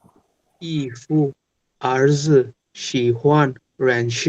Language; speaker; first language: Chinese; non-native, learner; Bangla